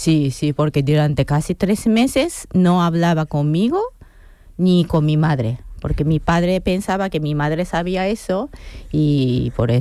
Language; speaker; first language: Spanish; non-native, fluent; Japanese